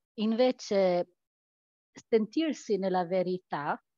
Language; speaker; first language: Italian; non-native, fluent; Albanian